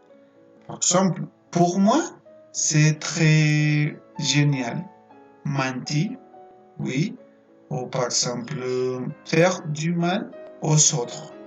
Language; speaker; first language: French; non-native, fluent; Spanish